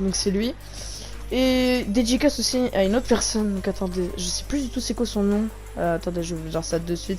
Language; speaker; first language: French; native; French